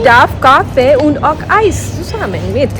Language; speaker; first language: German; non-native, learner; Telugu